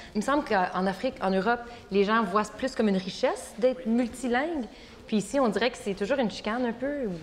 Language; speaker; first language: French; native; French